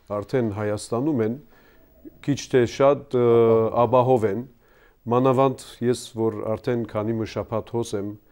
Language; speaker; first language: Armenian; native; Armenian